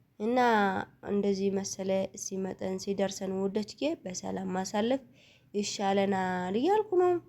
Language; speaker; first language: Amharic; non-native, local second language; Tigrinya